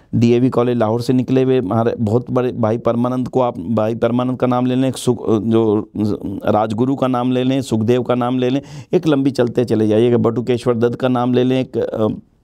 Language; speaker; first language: Hindi; native; Hindi